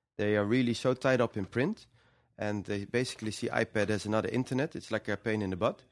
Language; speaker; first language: English; non-native, fluent; Dutch